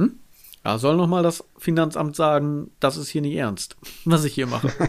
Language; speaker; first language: German; native; German